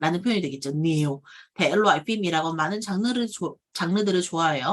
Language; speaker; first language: Korean; native; Korean